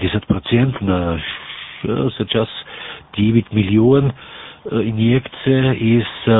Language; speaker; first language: Russian; non-native, learner; German